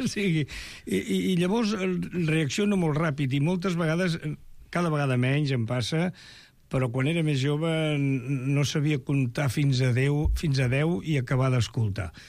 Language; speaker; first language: Catalan; non-native, local second language; Spanish